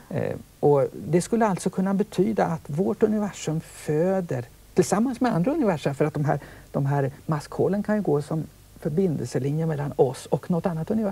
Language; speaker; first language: Swedish; native; Swedish